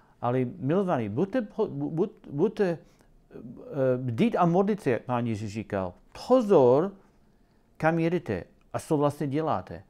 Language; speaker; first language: Czech; non-native, learner; English